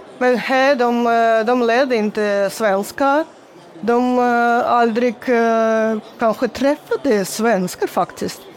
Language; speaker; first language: Swedish; non-native, fluent; Russian